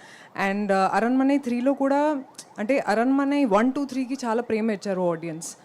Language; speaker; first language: Telugu; non-native, local second language; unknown